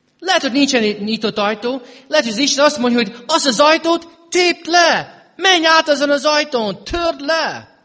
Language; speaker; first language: Hungarian; early bilingual, heritage; Hungarian